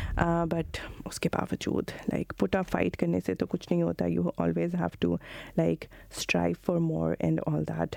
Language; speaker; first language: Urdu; non-native, local second language; Punjabi